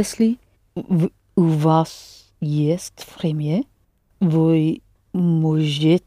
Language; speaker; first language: Russian; non-native, learner; English